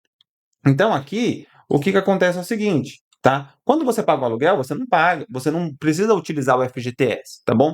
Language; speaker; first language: Portuguese; native; Portuguese